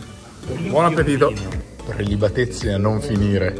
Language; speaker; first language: Italian; native; Italian